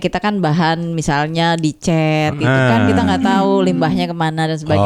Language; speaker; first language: Indonesian; native; Indonesian